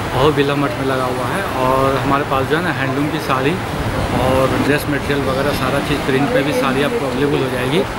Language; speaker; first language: Hindi; native; Hindi